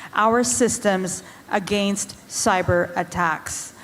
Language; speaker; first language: English; non-native, local second language; Filipino